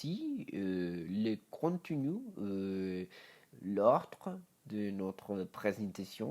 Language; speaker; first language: French; non-native, learner; Spanish